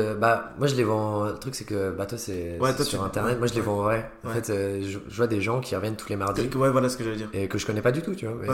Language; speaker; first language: French; native; French